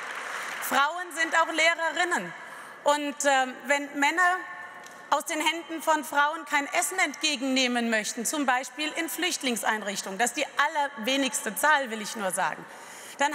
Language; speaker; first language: German; native; German